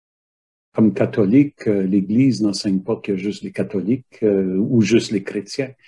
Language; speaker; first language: French; native; French